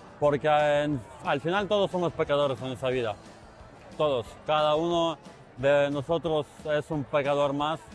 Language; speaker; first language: Spanish; non-native, fluent; Ukrainian